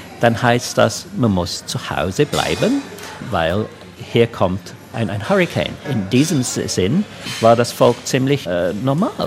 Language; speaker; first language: German; non-native, local second language; English